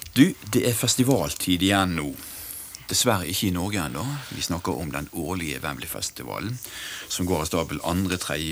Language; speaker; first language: Norwegian; native; Norwegian